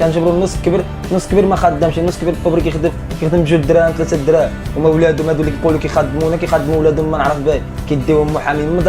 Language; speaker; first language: Arabic; native; Arabic